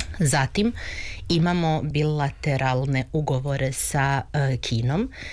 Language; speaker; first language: Serbian; native; Serbian